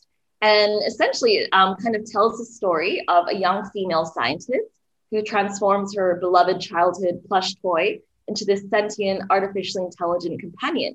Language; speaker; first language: English; native; English